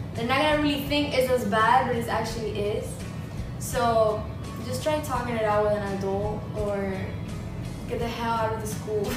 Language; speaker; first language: English; early bilingual, other home language; Spanish